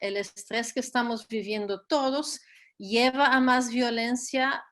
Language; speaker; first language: Spanish; non-native, fluent; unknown